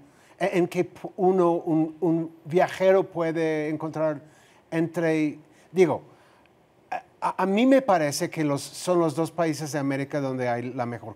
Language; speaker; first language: Spanish; non-native, fluent; English